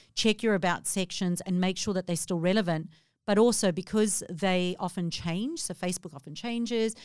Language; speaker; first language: English; native; English